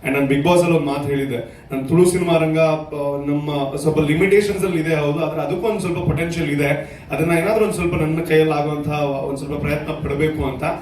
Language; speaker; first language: Kannada; non-native, local second language; Tulu